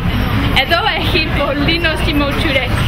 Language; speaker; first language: Greek; non-native, learner; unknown